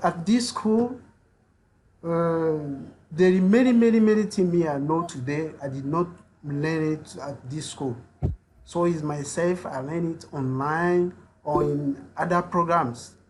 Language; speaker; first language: English; non-native, learner; French